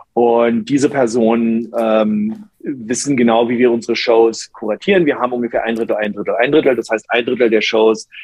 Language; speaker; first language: German; non-native, local second language; English